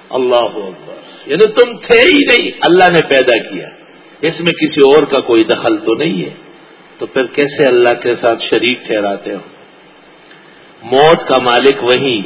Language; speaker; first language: Urdu; non-native, local second language; Pashto